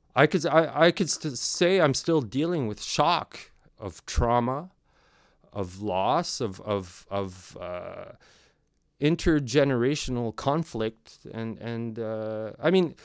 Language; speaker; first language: English; non-native, fluent; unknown